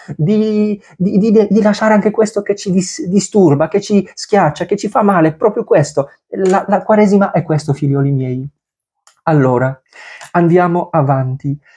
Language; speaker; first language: Italian; non-native, fluent; Polish